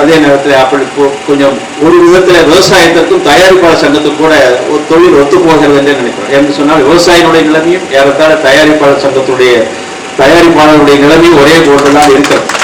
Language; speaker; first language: Tamil; native; Tamil